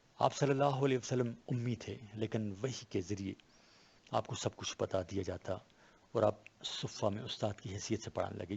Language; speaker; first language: Urdu; non-native, local second language; Pashto